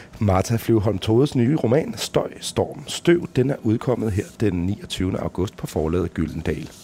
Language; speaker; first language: Danish; native; Danish